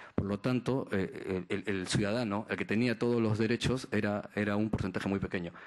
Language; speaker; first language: Spanish; native; Spanish